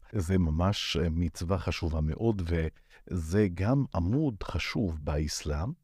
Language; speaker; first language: Hebrew; non-native, local second language; Arabic